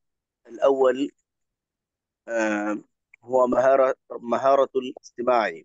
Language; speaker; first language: Arabic; non-native, learner; Bangla